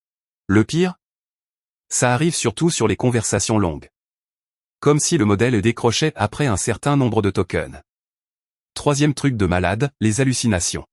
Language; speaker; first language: French; native; French